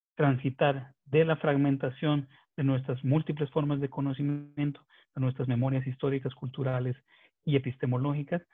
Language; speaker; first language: Spanish; non-native, local second language; Yucateco